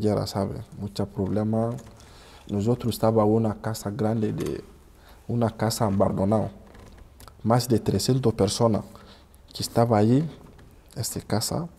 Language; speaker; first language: Spanish; non-native, learner; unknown